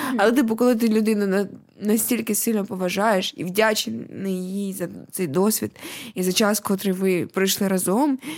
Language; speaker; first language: Ukrainian; non-native, local second language; Russian